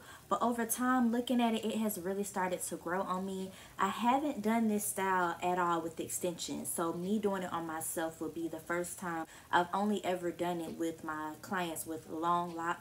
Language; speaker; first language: English; native; English